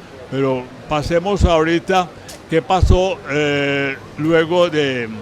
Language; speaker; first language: Spanish; native; Spanish